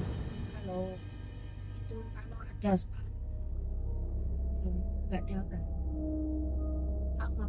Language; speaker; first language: Indonesian; non-native, local second language; Javanese